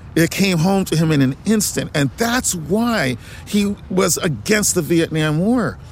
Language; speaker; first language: English; native; English